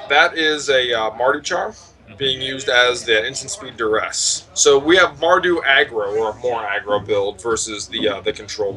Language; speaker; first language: English; native; English